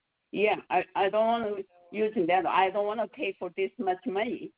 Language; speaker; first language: English; non-native, learner; Korean